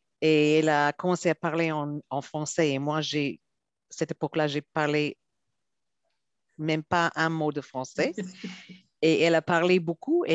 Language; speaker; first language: French; non-native, fluent; Hebrew